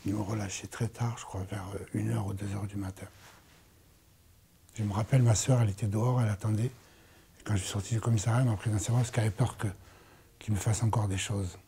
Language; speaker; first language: French; native; French